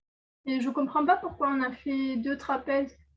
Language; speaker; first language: French; native; French